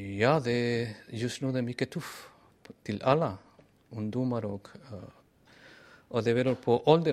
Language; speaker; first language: Swedish; non-native, learner; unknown